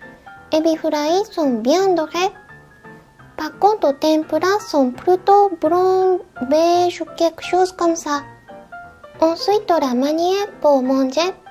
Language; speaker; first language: French; non-native, learner; Japanese